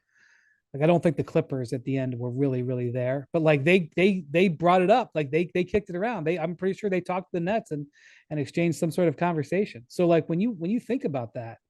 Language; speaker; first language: English; native; English